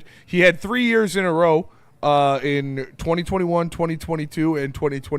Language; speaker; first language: English; native; English